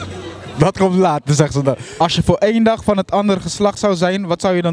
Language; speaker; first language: Dutch; native; Dutch